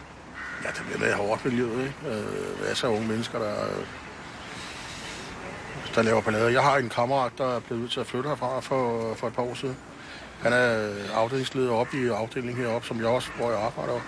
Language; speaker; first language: Danish; native; Danish